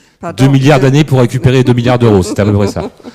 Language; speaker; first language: French; native; French